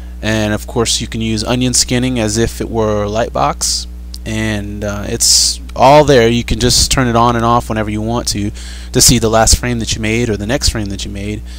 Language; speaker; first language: English; native; English